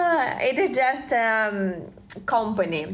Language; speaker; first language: English; non-native, learner; Russian